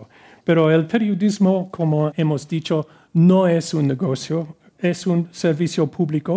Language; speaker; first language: Spanish; non-native, fluent; English